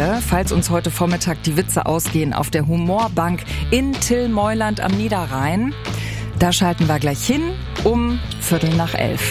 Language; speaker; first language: German; native; German